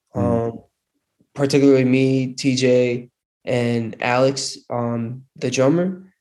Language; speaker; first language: English; early bilingual, other home language; Hindi